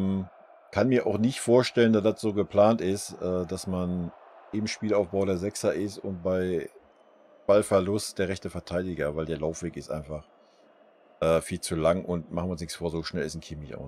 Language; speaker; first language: German; native; German